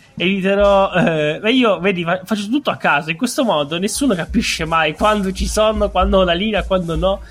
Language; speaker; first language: Italian; native; Italian